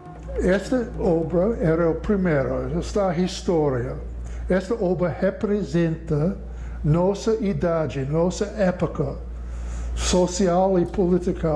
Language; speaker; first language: Portuguese; non-native, learner; English